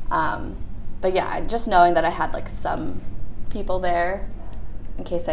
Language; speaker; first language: English; native; English